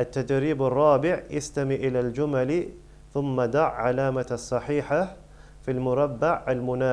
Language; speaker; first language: Arabic; non-native, fluent; English